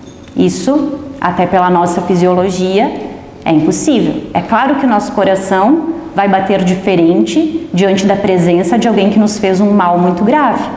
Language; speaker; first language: Portuguese; native; Portuguese